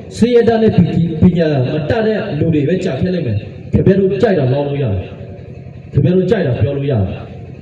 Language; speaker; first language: Burmese; non-native, local second language; Western Kayah